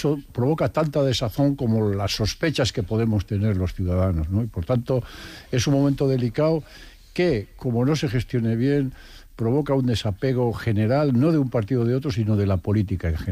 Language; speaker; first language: Spanish; native; Spanish